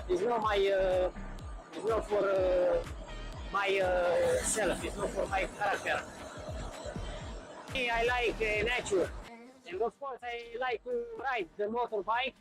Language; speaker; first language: English; non-native, learner; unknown